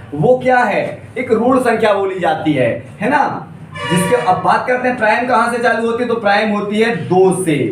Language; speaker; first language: Hindi; native; Hindi